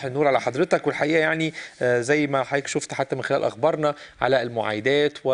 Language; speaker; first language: Arabic; native; Arabic